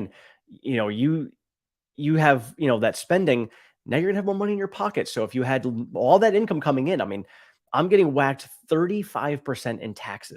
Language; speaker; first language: English; native; English